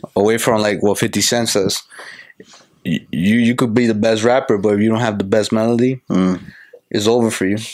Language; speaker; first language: English; early bilingual, other home language; Spanish